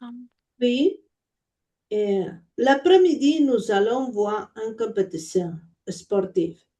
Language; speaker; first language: French; non-native, learner; Spanish